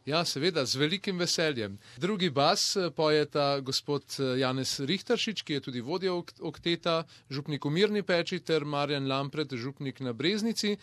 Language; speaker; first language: Slovenian; native; Slovenian